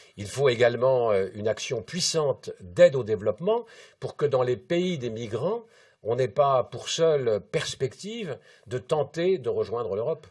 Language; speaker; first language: French; native; French